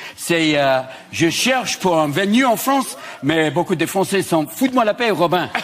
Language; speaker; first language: French; non-native, learner; English